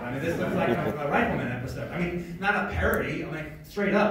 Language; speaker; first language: English; native; English